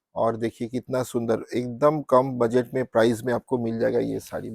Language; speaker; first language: Hindi; non-native, local second language; Bangla